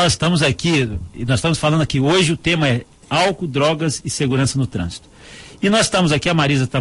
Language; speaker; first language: Portuguese; native; Portuguese